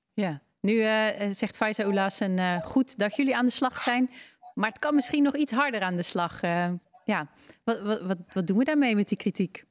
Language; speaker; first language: Dutch; native; Dutch